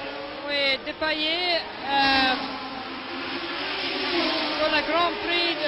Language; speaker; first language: French; non-native, learner; English